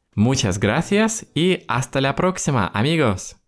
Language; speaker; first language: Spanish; non-native, fluent; Russian